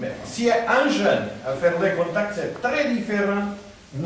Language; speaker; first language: French; non-native, learner; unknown